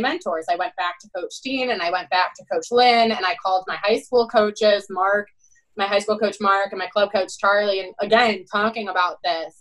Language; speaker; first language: English; native; English